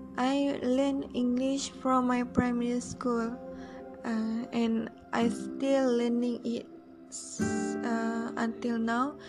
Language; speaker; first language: English; non-native, learner; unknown